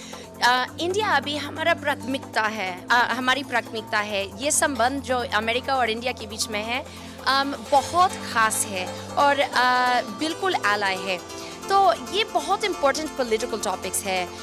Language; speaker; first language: Hindi; non-native, fluent; English